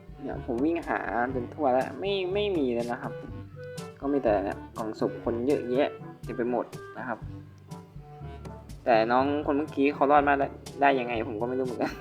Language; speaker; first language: Thai; native; Thai